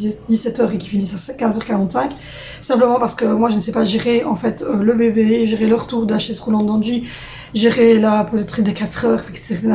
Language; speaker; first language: French; native; French